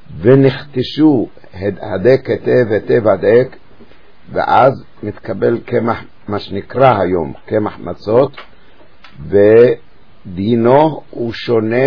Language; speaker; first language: Hebrew; native; Hebrew